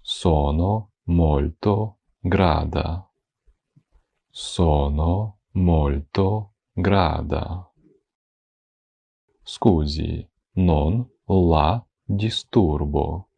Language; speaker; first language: Italian; non-native, fluent; Ukrainian